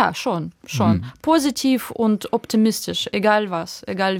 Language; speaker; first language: German; non-native, fluent; Ukrainian